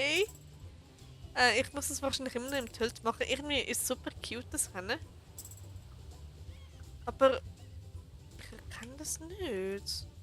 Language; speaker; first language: German; native; German